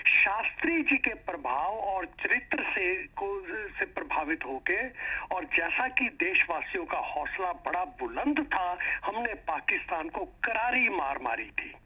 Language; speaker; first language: Hindi; native; Hindi